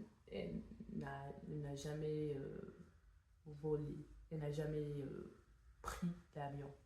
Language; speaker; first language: French; non-native, fluent; English